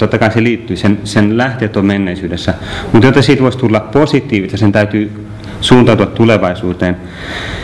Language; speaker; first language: Finnish; native; Finnish